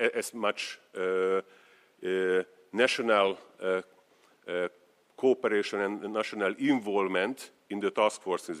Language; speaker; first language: English; non-native, fluent; Hungarian